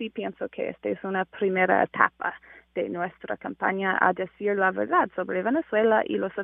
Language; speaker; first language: Spanish; non-native, fluent; English